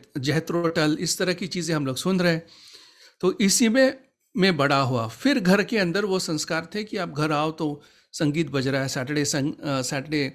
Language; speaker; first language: Hindi; native; Hindi